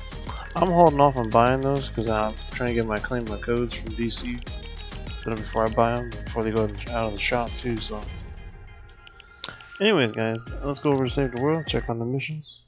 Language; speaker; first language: English; native; English